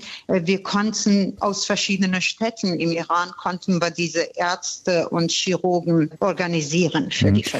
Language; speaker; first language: German; non-native, fluent; Persian